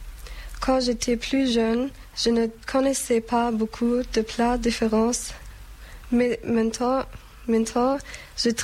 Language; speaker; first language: French; non-native, learner; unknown